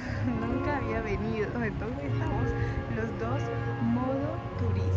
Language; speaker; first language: Spanish; non-native, fluent; French